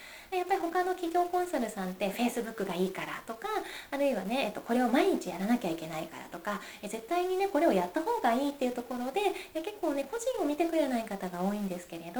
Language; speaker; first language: Japanese; native; Japanese